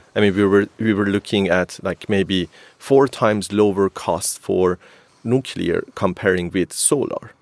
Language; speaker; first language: English; non-native, fluent; Persian